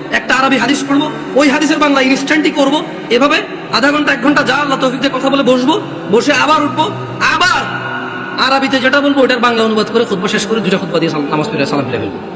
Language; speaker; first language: Bangla; early bilingual, heritage; Bangla